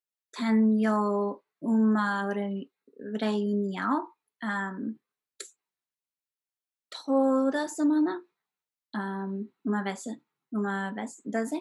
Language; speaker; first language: Portuguese; non-native, learner; English